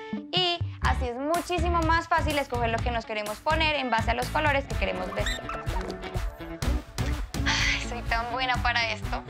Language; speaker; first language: Spanish; native; Spanish